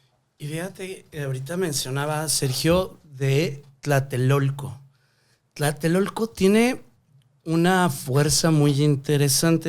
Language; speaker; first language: Spanish; native; Spanish